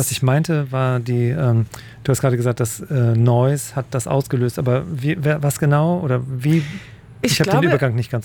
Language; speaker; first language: German; native; German